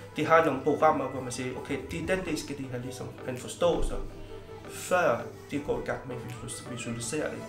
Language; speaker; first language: Danish; early bilingual, other home language; Vietnamese